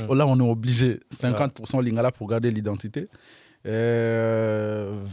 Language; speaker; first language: French; non-native, local second language; Lingala